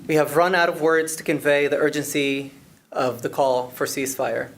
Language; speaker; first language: English; non-native, fluent; Arabic